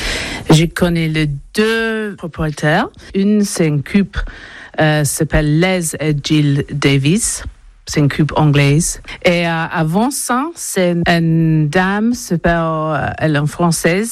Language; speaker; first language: French; non-native, learner; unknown